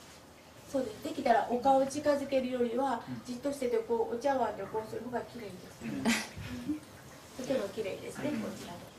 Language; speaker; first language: Japanese; native; Japanese